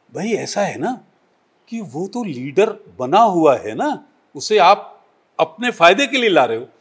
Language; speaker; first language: Hindi; native; Hindi